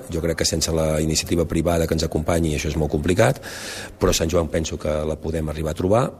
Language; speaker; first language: Catalan; native; Catalan